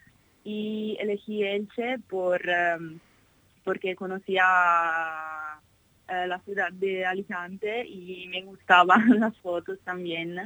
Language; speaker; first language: Spanish; non-native, fluent; Italian